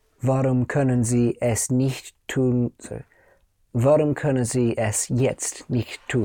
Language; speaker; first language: German; non-native, learner; English